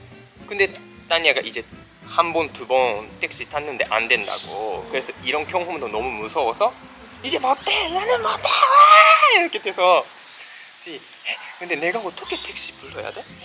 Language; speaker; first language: Korean; non-native, fluent; Japanese